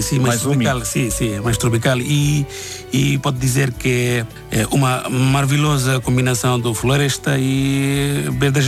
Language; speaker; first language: Portuguese; non-native, learner; Bangla